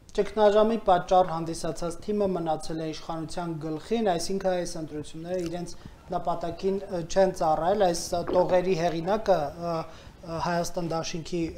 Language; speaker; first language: Armenian; native; Armenian